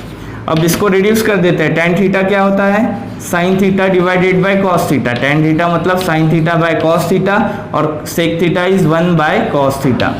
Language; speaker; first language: Hindi; native; Hindi